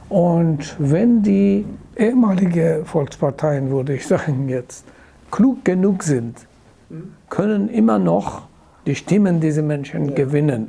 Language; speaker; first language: German; non-native, fluent; Persian